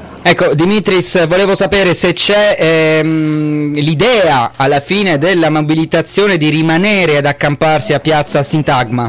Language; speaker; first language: Italian; native; Italian